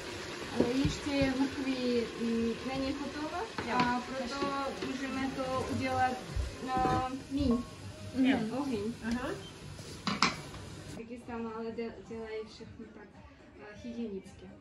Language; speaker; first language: Czech; non-native, learner; Kara-Kalpak